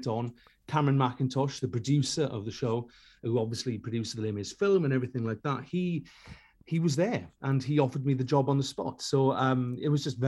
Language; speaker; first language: English; native; English